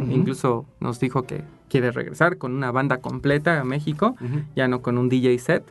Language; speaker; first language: Spanish; native; Spanish